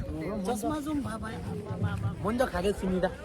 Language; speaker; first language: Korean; non-native, learner; Nepali